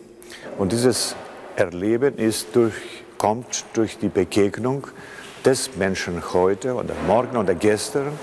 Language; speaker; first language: German; non-native, fluent; Greek